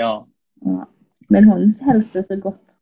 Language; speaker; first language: Swedish; non-native, fluent; English